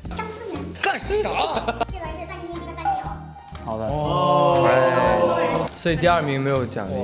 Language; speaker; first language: Chinese; native; Chinese